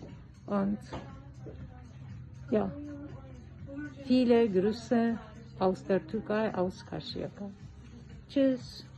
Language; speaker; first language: German; non-native, learner; Turkish